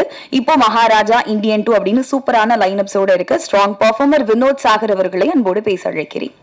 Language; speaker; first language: Tamil; native; Tamil